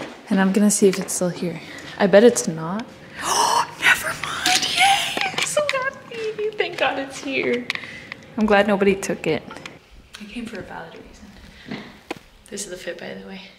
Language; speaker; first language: English; early bilingual, other home language; Spanish